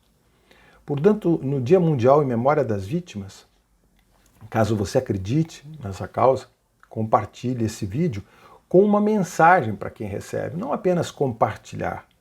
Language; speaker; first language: Portuguese; native; Portuguese